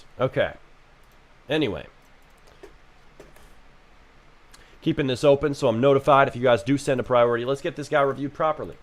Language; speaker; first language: English; native; English